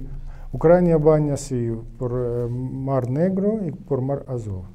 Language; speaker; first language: Portuguese; non-native, learner; Ukrainian